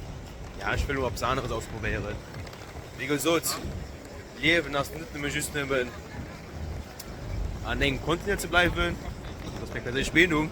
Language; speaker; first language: German; non-native, local second language; Luxembourgish